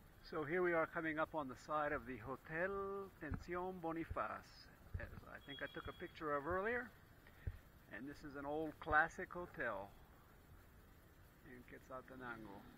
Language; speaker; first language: English; native; English